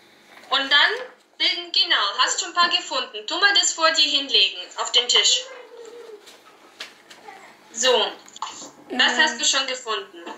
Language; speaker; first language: German; native; German